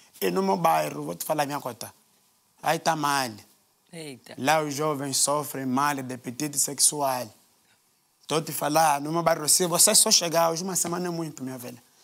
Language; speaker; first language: Portuguese; native; Portuguese